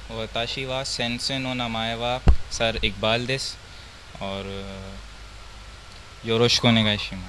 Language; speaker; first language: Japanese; non-native, learner; Urdu